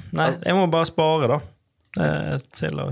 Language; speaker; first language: Norwegian; native; Norwegian